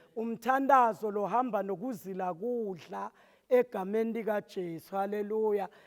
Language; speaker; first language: Zulu; non-native, local second language; Swati